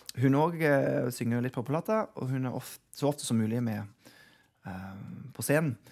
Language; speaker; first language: Norwegian; non-native, fluent; English